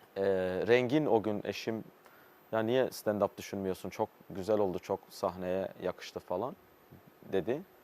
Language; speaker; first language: Turkish; non-native, local second language; Kurdish